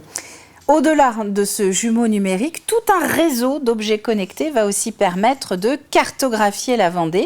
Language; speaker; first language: French; native; French